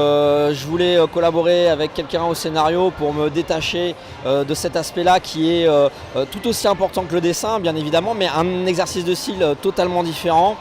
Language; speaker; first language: French; native; French